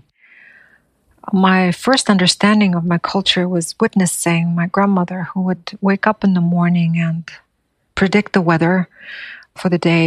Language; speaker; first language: English; non-native, fluent; Buriat